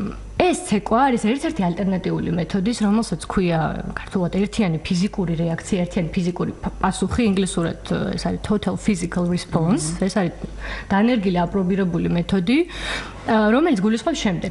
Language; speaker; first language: Georgian; native; Georgian